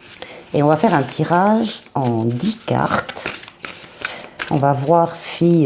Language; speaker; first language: French; native; French